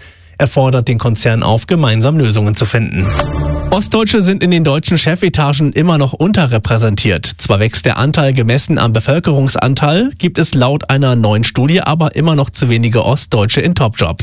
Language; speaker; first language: German; native; German